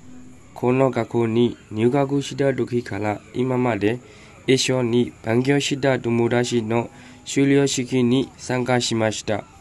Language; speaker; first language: Japanese; non-native, learner; Burmese